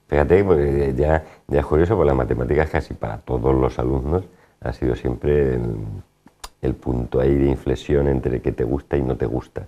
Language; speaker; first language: Spanish; native; Spanish